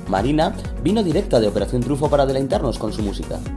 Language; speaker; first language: Spanish; native; Spanish